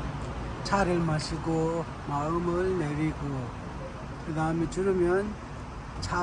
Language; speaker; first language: Korean; non-native, learner; Tibetan